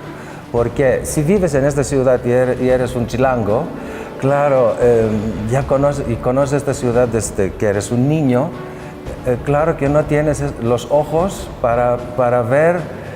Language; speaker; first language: Spanish; non-native, fluent; Greek